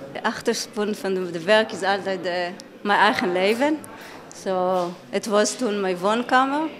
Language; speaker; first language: Dutch; non-native, fluent; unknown